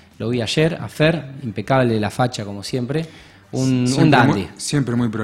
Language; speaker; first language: Spanish; native; Spanish